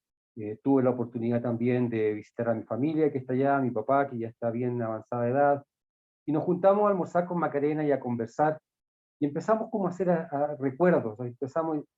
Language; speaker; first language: Spanish; native; Spanish